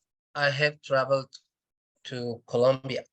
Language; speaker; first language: English; non-native, learner; Spanish